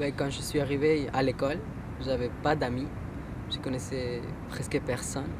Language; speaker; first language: French; non-native, learner; Spanish